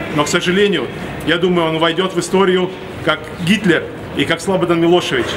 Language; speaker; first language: Russian; non-native, local second language; Latvian